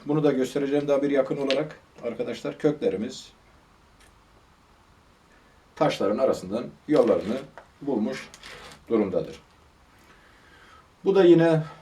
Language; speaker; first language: Turkish; native; Turkish